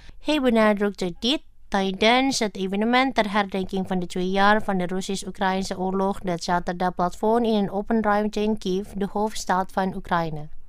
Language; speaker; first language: Dutch; non-native, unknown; Indonesian